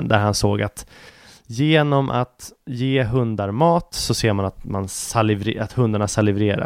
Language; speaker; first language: Swedish; native; Swedish